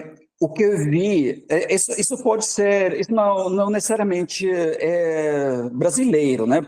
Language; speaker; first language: Portuguese; non-native, fluent; Norwegian